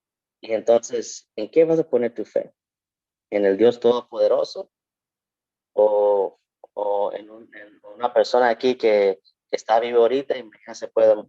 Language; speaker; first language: Spanish; early bilingual, heritage; Spanish